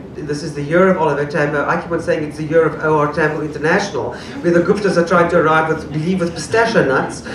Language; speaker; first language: English; native; English